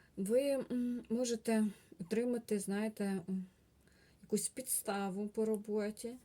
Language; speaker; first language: Ukrainian; non-native, local second language; Russian